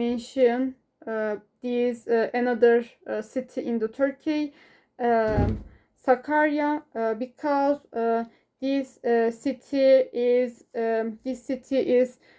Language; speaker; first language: English; non-native, learner; Turkish